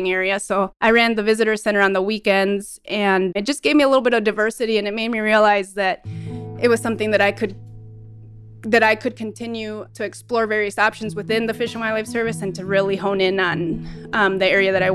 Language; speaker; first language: English; native; English